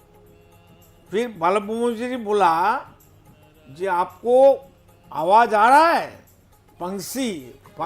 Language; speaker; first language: Hindi; non-native, local second language; Bangla